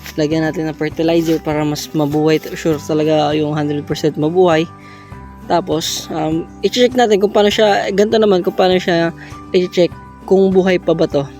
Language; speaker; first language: Filipino; non-native, local second language; Cebuano